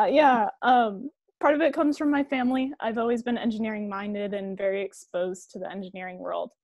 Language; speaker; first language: English; native; English